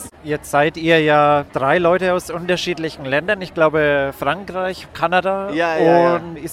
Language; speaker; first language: German; native; German